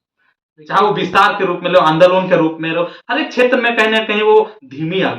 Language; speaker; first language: Hindi; native; Hindi